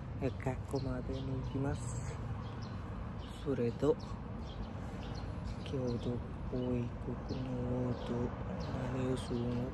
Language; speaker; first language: Japanese; non-native, learner; Nepali